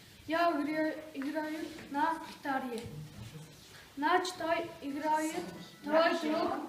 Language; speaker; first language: Russian; non-native, learner; Mongolian